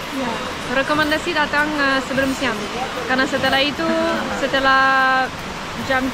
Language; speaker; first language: Indonesian; non-native, fluent; English